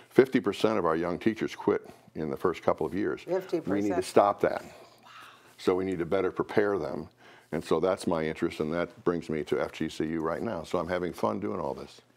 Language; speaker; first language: English; native; English